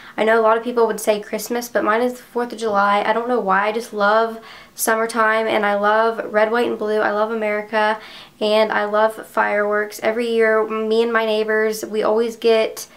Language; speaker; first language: English; native; English